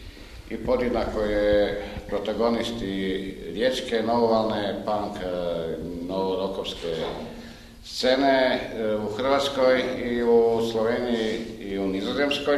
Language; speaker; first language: Croatian; native; Croatian